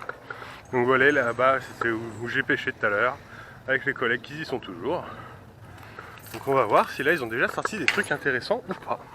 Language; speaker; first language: French; native; French